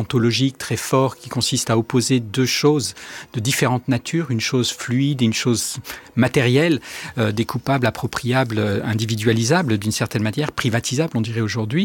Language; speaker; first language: French; native; French